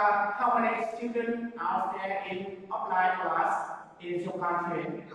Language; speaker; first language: English; non-native, learner; Vietnamese